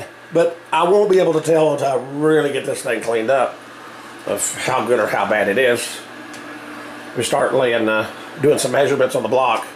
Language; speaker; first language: English; native; English